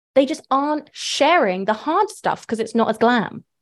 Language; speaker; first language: English; native; English